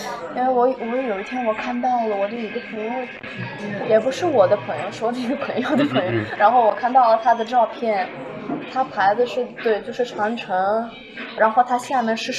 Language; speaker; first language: Chinese; non-native, fluent; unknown